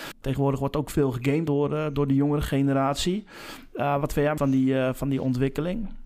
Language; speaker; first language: Dutch; native; Dutch